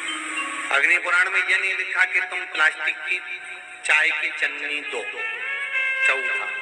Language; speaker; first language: Hindi; native; Hindi